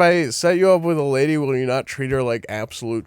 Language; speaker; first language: English; native; English